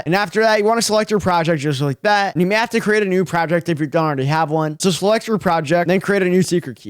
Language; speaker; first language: English; native; English